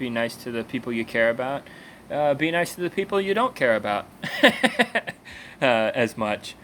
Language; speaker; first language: English; native; English